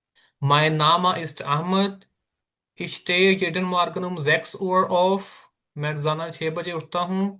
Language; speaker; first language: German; non-native, learner; Urdu